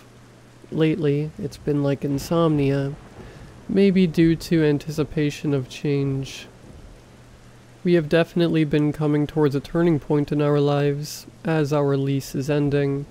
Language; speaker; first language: English; native; English